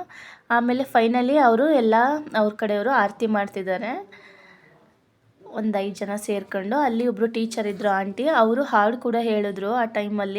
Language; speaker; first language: Kannada; native; Kannada